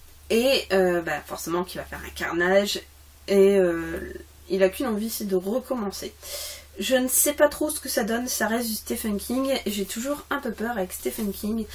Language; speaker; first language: French; native; French